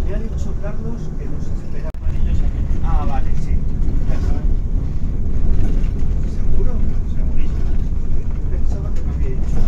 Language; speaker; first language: Spanish; native; Spanish